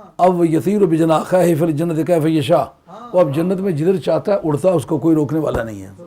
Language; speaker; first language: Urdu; non-native, local second language; Punjabi